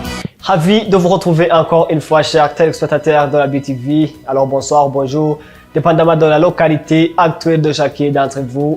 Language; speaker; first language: French; non-native, local second language; Rundi